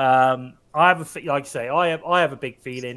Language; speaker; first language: English; native; English